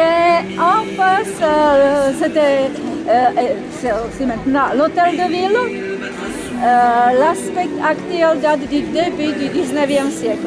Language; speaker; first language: French; non-native, fluent; Czech